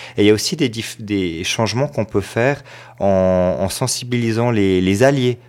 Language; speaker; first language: French; native; French